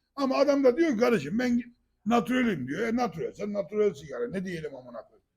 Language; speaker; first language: Turkish; native; Turkish